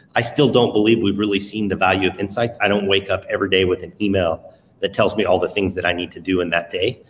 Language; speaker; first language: English; non-native, fluent; Spanish